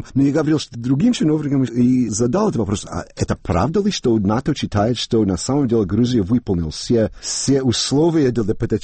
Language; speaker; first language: Russian; non-native, fluent; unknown